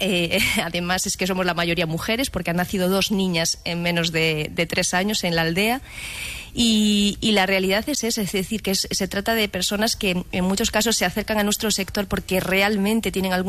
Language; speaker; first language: Spanish; native; Spanish